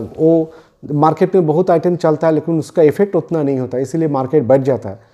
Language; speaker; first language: Hindi; non-native, local second language; Bangla